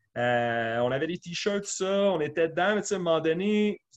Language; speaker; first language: French; native; French